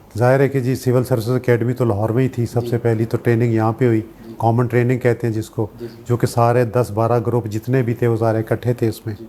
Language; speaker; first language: Urdu; non-native, local second language; Punjabi